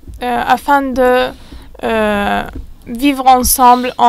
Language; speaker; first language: French; non-native, fluent; Arabic